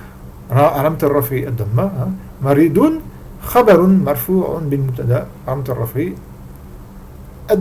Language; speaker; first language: Arabic; non-native, fluent; French